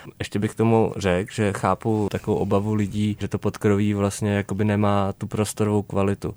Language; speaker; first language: Czech; native; Czech